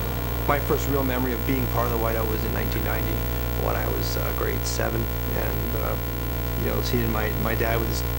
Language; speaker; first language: English; native; English